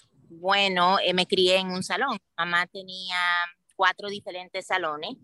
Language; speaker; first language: Spanish; early bilingual, heritage; Spanish